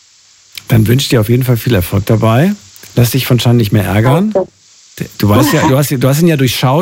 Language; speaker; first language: German; native; German